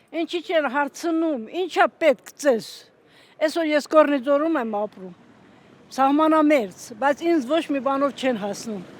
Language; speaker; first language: Armenian; native; Armenian